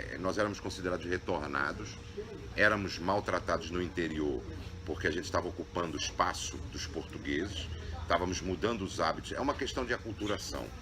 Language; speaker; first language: Portuguese; native; Portuguese